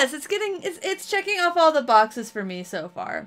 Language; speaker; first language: English; native; English